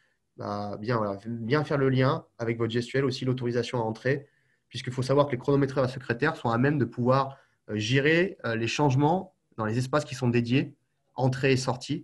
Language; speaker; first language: French; native; French